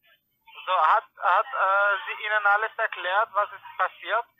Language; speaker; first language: German; non-native, fluent; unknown